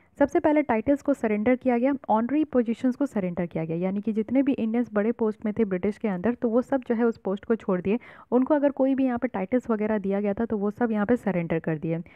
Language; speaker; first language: Hindi; native; Hindi